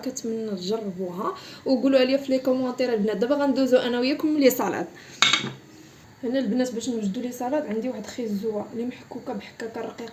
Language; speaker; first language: Arabic; native; Arabic